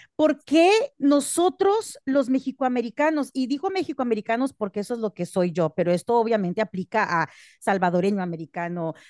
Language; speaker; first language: Spanish; early bilingual, heritage; Spanish